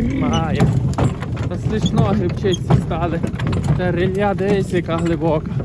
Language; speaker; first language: Ukrainian; native; Ukrainian